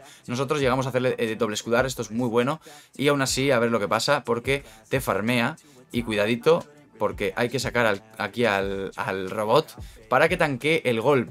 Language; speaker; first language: Spanish; native; Spanish